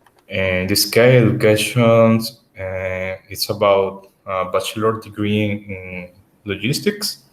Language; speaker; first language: English; non-native, learner; Spanish